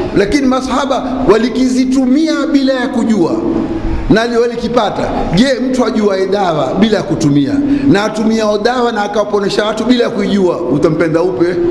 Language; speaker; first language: Swahili; native; Swahili